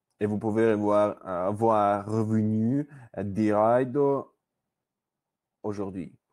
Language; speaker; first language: French; non-native, learner; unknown